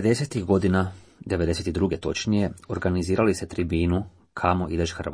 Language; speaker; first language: Croatian; native; Croatian